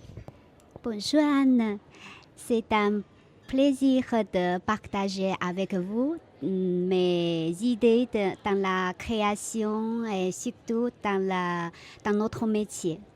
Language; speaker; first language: French; non-native, fluent; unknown